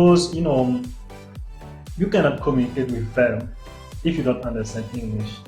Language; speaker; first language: English; non-native, fluent; French